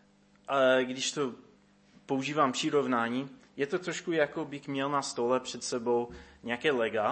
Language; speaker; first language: Czech; non-native, fluent; English